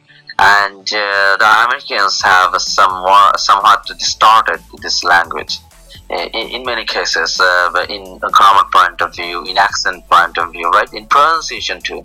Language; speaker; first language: English; non-native, local second language; Bangla